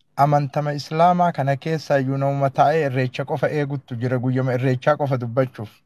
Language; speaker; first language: Oromo; native; Oromo